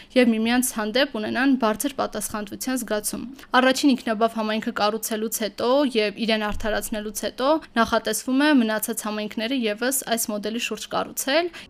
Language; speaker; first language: Armenian; native; Armenian